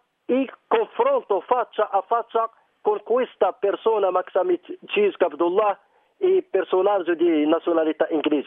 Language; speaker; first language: Italian; non-native, learner; Arabic